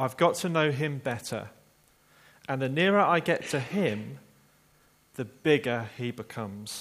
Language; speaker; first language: English; native; English